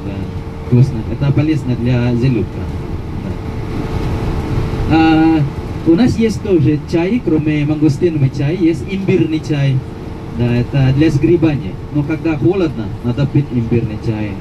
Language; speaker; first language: Russian; non-native, fluent; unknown